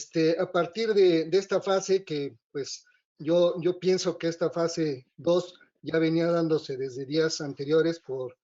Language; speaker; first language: Spanish; native; Spanish